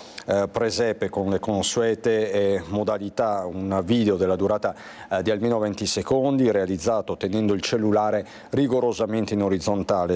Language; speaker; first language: Italian; native; Italian